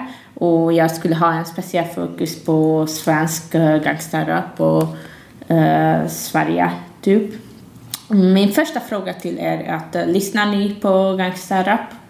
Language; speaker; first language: Swedish; non-native, fluent; Hungarian